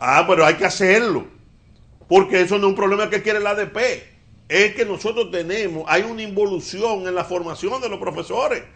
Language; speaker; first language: Spanish; native; Spanish